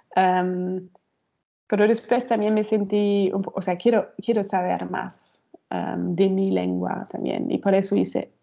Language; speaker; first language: Spanish; non-native, fluent; German